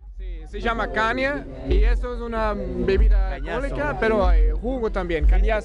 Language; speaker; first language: Spanish; non-native, fluent; German